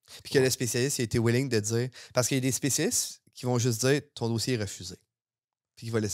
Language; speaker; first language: French; native; French